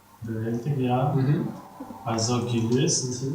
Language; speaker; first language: German; non-native, learner; Slovenian